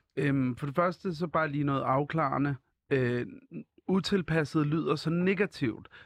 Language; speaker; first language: Danish; early bilingual, other home language; Arabic